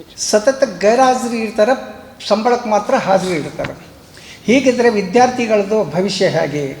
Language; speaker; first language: Kannada; non-native, local second language; Lambadi